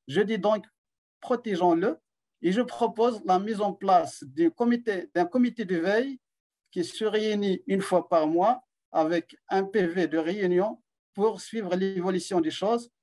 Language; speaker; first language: French; non-native, local second language; Arabic